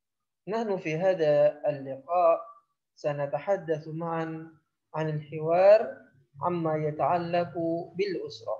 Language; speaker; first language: Arabic; non-native, fluent; Indonesian